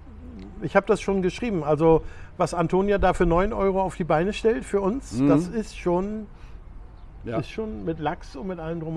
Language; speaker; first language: German; native; German